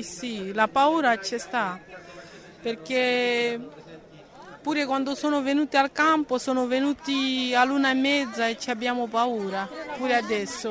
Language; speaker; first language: Italian; non-native, fluent; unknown